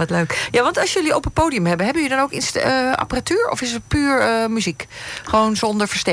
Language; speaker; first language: Dutch; native; Dutch